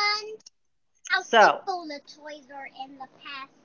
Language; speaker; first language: English; non-native, learner; Chinese